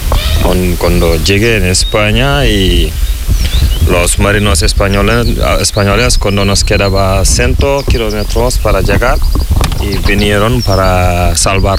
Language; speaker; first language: Spanish; non-native, learner; Fula